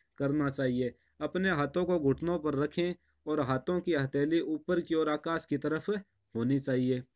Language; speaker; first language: Hindi; native; Hindi